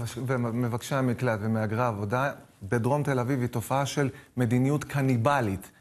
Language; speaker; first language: Hebrew; native; Hebrew